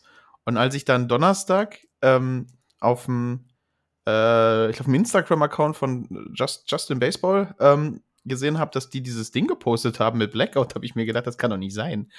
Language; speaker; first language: German; native; German